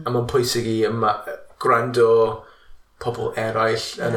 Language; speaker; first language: Welsh; non-native, learner; English